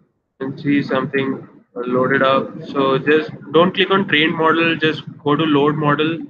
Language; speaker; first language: English; non-native, local second language; Hindi